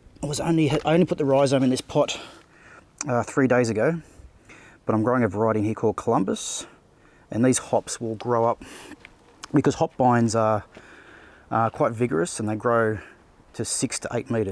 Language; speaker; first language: English; native; English